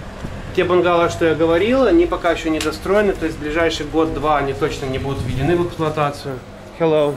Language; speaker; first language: Russian; native; Russian